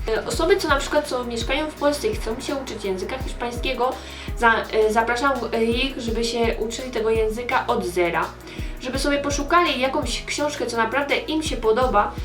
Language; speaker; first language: Polish; early bilingual, heritage; Polish